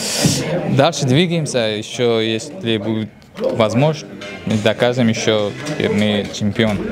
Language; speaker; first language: Russian; non-native, fluent; Uzbek